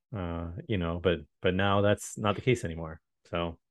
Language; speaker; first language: English; native; English